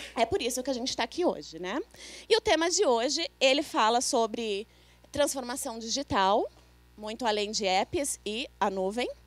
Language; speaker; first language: Portuguese; native; Portuguese